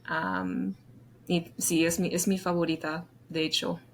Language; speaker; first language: Spanish; non-native, fluent; English